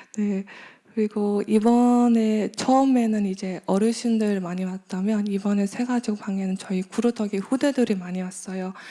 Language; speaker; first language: Korean; non-native, fluent; Mongolian